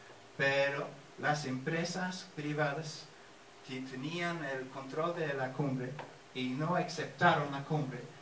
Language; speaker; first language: Spanish; non-native, fluent; English